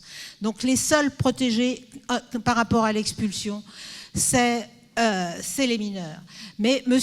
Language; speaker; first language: French; native; French